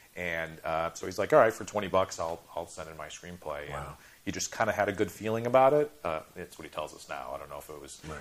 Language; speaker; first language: English; native; English